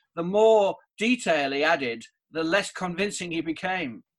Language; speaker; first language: English; native; English